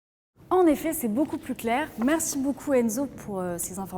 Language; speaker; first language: French; native; French